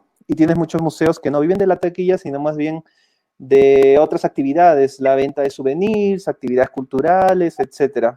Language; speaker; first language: Spanish; native; Spanish